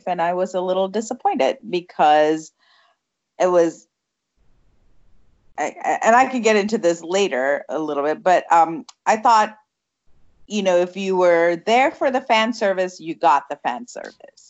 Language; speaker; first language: English; non-native, local second language; Tamil